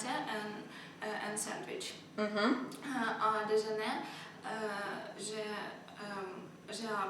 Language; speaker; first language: French; non-native, learner; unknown